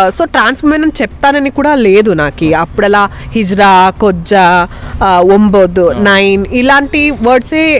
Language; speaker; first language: Telugu; non-native, local second language; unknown